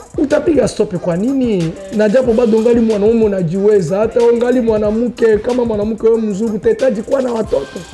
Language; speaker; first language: Swahili; non-native, local second language; French